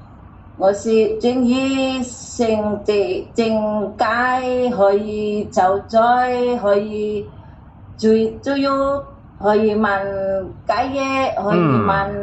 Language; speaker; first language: Cantonese; non-native, learner; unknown